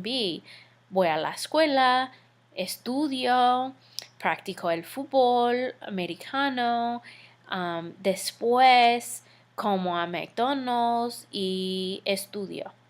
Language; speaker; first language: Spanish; non-native, fluent; English